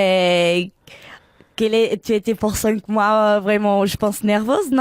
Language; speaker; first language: French; non-native, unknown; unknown